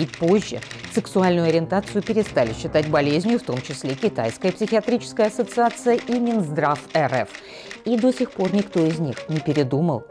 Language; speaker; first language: Russian; native; Russian